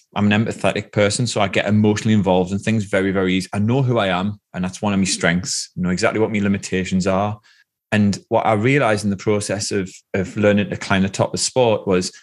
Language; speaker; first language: English; native; English